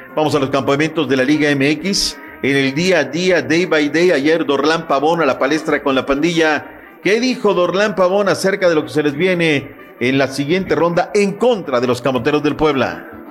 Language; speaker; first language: Spanish; native; Spanish